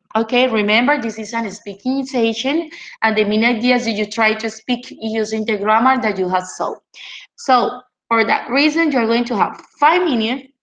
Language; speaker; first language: English; non-native, fluent; Spanish